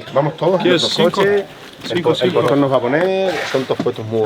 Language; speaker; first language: Spanish; native; Spanish